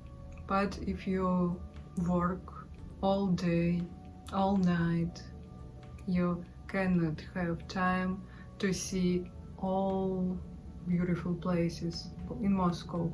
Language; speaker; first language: English; non-native, learner; Russian